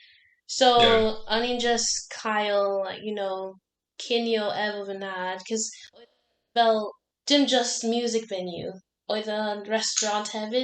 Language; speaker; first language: Welsh; non-native, learner; English